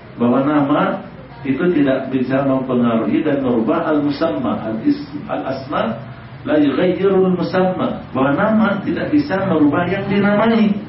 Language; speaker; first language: Indonesian; non-native, local second language; Sundanese